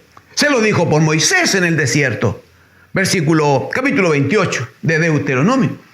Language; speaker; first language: Spanish; native; Spanish